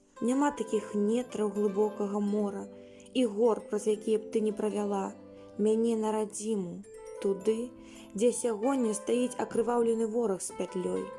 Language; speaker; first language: Belarusian; native; Belarusian